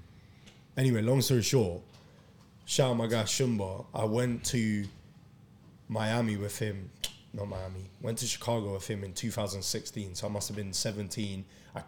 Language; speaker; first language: English; native; English